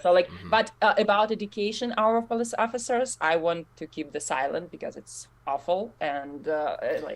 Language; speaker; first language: English; non-native, fluent; Russian